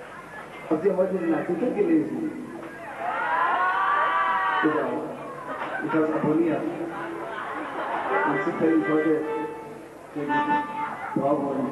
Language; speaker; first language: German; non-native, fluent; English